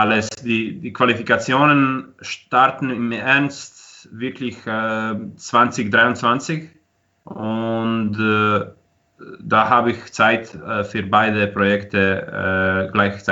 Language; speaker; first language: German; non-native, fluent; Croatian